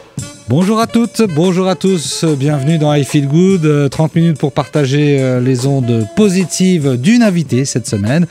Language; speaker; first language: French; native; French